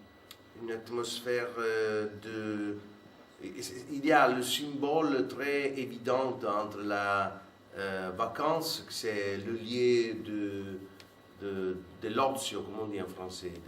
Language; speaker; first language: French; non-native, fluent; Italian